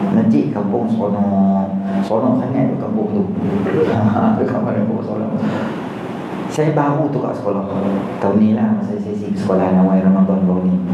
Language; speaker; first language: Malay; native; Malay